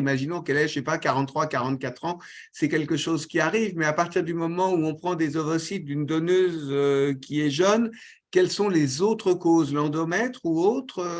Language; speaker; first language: French; native; French